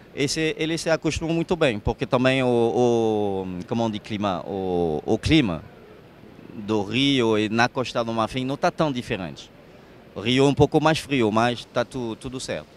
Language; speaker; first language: Portuguese; non-native, fluent; French